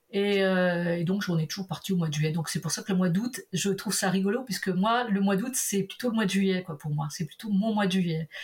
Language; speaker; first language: French; early bilingual, other home language; Portuguese